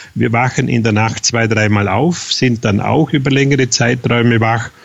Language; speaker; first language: German; native; German